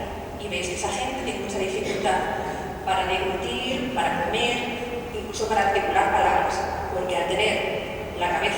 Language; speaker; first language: Spanish; native; Spanish